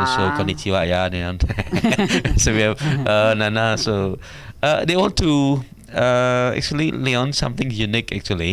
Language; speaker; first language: English; non-native, learner; Indonesian